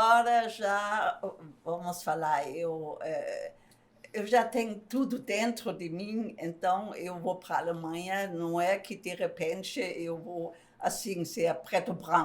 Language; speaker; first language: Portuguese; non-native, fluent; German